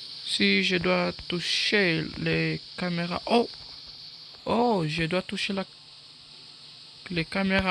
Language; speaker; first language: French; non-native, learner; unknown